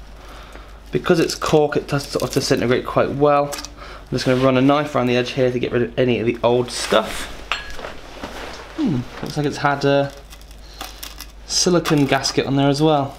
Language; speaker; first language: English; native; English